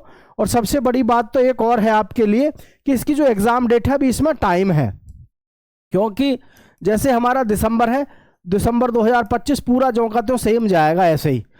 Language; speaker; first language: Hindi; native; Hindi